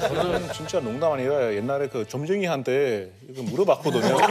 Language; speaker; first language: Korean; non-native, fluent; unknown